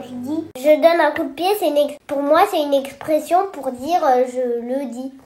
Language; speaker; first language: French; native; French